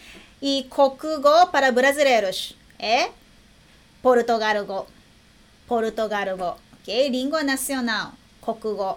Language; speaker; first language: Portuguese; non-native, learner; Japanese